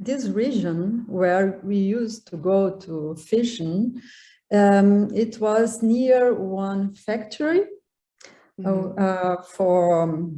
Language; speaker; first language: English; non-native, learner; Portuguese